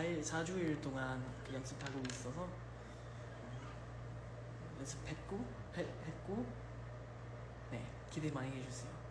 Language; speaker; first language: Korean; early bilingual, heritage; English